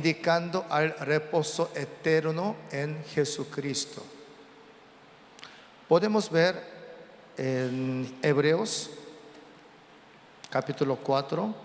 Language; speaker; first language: Spanish; non-native, learner; Korean